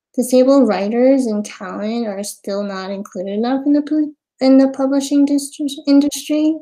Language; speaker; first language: English; native; English